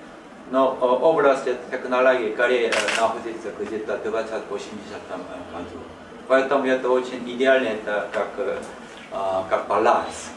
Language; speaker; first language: Russian; non-native, learner; Korean